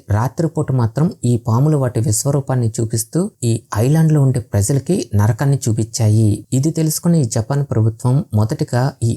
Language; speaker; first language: Telugu; native; Telugu